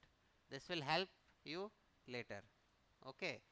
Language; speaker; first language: English; non-native, local second language; Hindi